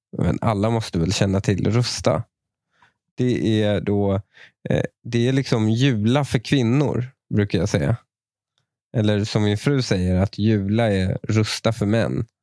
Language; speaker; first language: Swedish; native; Swedish